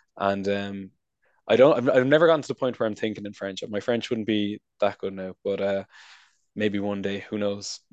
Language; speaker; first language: English; native; English